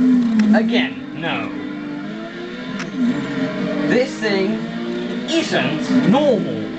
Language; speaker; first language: English; non-native, fluent; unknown